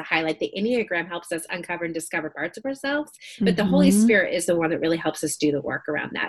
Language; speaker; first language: English; native; English